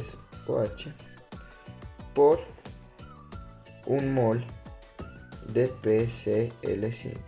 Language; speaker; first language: Spanish; native; Spanish